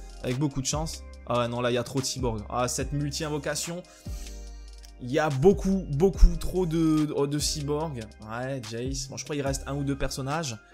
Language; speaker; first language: French; native; French